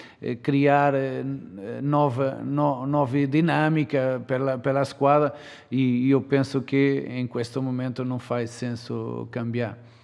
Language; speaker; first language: Italian; non-native, fluent; Portuguese